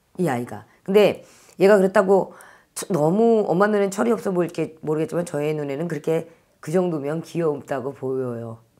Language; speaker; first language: Korean; native; Korean